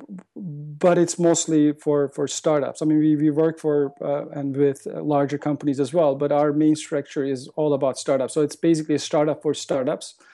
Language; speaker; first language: English; non-native, fluent; Turkish